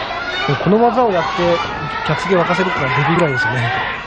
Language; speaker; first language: Japanese; native; Japanese